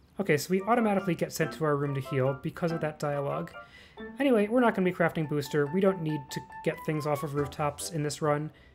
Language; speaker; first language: English; native; English